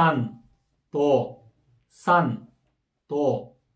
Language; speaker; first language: Korean; non-native, fluent; Kyrgyz